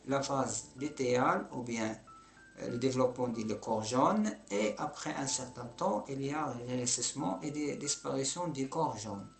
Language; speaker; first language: French; non-native, local second language; Arabic